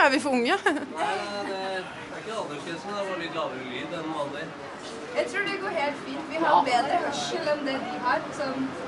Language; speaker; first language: Norwegian; native; Norwegian